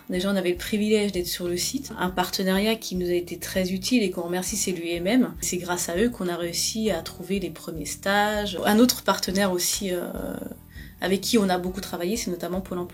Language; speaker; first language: French; native; French